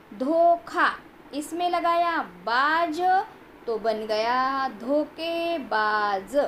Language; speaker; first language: Hindi; non-native, local second language; Marathi